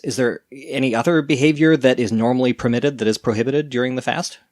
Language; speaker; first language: English; native; English